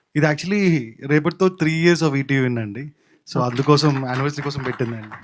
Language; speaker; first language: Telugu; native; Telugu